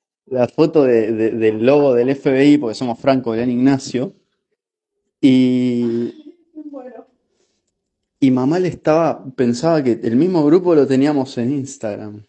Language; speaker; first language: Spanish; native; Spanish